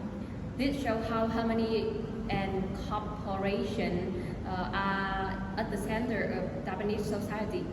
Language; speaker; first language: English; non-native, learner; Vietnamese